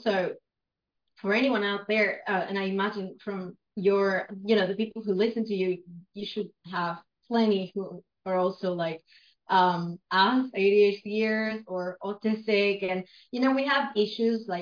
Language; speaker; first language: English; non-native, fluent; Spanish